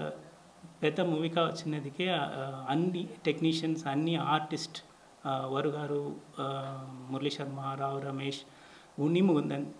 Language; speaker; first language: Telugu; non-native, learner; Tamil